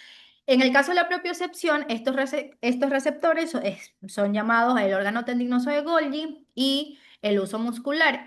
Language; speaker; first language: Spanish; native; Spanish